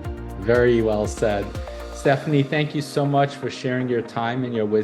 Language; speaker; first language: English; native; English